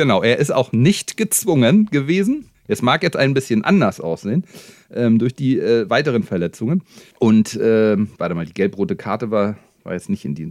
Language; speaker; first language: German; native; German